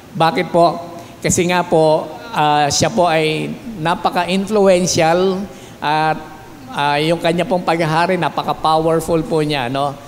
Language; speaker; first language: Filipino; native; Filipino